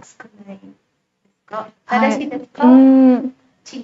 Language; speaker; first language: Japanese; non-native, learner; Indonesian